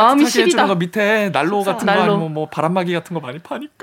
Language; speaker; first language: Korean; native; Korean